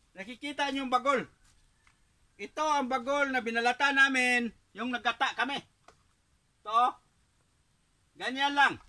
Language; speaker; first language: Filipino; non-native, local second language; Cebuano